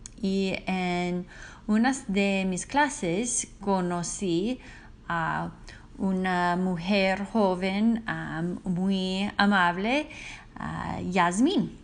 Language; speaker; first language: Spanish; non-native, learner; English